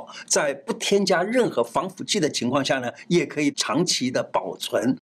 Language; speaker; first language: Chinese; native; Chinese